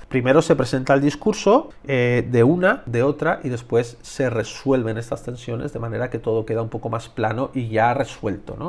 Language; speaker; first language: Spanish; native; Spanish